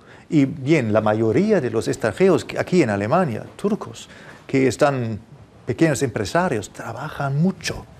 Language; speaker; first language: Spanish; non-native, fluent; German